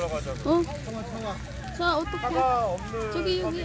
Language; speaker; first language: Korean; non-native, learner; Filipino